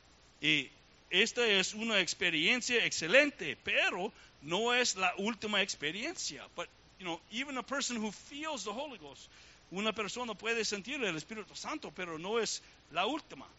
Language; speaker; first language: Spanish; non-native, learner; English